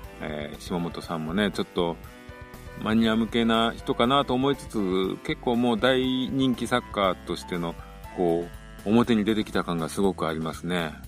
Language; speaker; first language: Japanese; native; Japanese